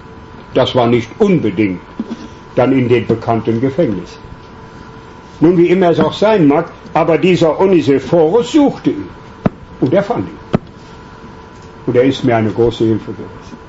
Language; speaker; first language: German; native; German